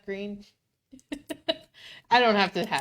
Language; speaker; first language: English; native; English